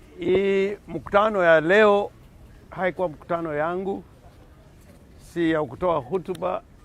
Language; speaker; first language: Swahili; non-native, local second language; Luo (Kenya and Tanzania)